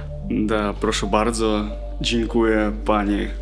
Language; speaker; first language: Polish; non-native, learner; Russian